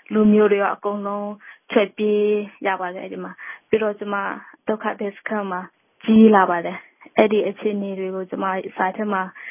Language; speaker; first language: Burmese; non-native, local second language; S'gaw Karen